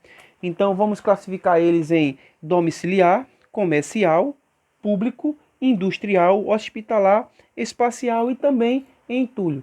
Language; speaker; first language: Portuguese; native; Portuguese